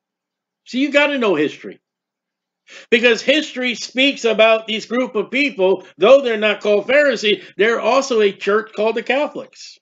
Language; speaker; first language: English; native; English